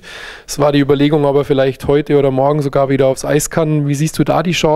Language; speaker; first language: German; native; German